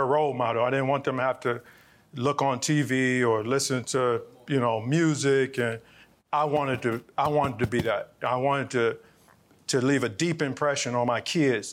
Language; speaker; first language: English; native; English